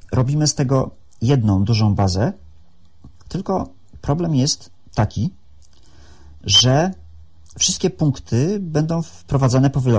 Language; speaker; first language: Polish; native; Polish